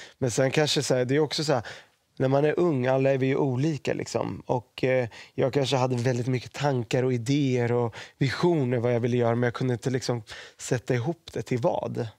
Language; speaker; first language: Swedish; early bilingual, other home language; Arabic